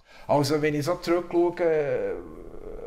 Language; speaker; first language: German; native; German